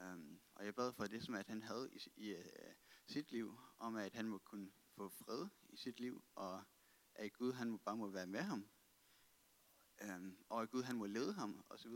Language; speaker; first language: Danish; native; Danish